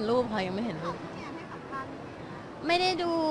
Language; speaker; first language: Thai; native; Thai